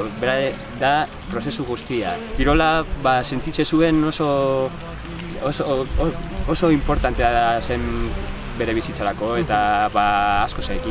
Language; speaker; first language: Basque; non-native, local second language; Spanish